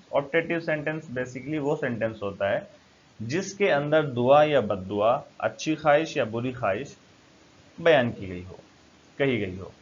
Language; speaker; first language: Urdu; native; Urdu